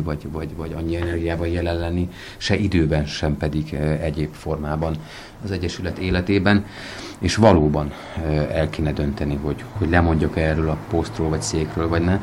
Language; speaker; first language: Hungarian; native; Hungarian